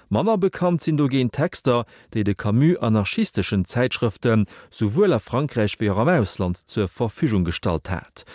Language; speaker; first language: Luxembourgish; native; Luxembourgish